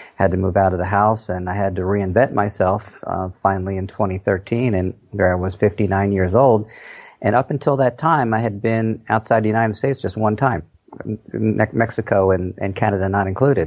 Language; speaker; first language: English; native; English